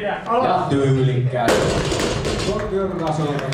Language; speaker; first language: Finnish; native; Finnish